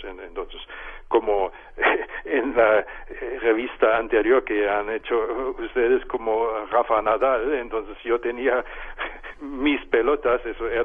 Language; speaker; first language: Spanish; non-native, fluent; German